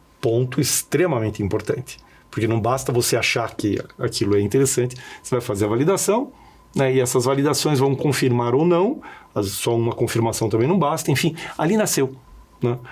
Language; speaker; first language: Portuguese; early bilingual, other home language; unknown